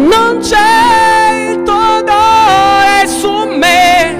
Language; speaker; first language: Italian; native; Italian